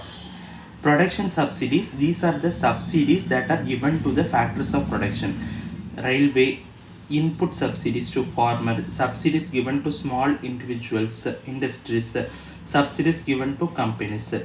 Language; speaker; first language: English; non-native, local second language; Tamil